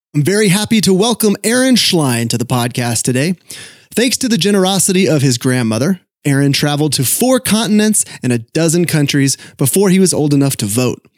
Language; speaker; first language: English; native; English